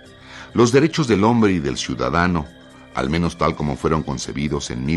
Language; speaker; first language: Spanish; native; Spanish